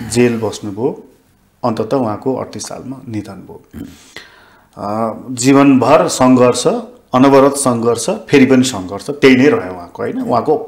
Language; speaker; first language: Nepali; native; Nepali